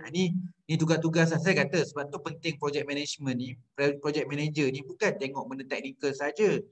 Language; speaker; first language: English; non-native, local second language; Malay